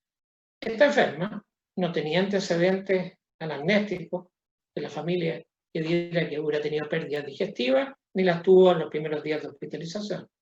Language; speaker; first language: Spanish; native; Spanish